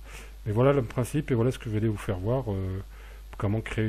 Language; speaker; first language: French; native; French